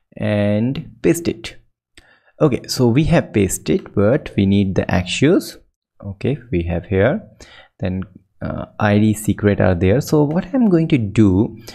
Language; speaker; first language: English; non-native, local second language; Hindi